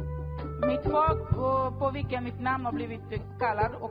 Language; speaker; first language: Swedish; non-native, fluent; French